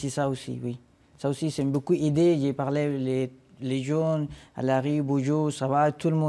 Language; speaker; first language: French; non-native, learner; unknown